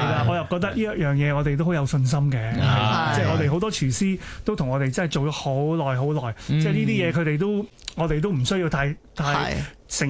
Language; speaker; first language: Cantonese; native; Cantonese